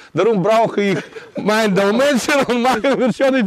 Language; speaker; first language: German; non-native, learner; Russian